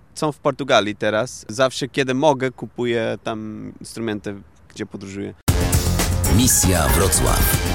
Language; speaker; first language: Polish; non-native, fluent; Portuguese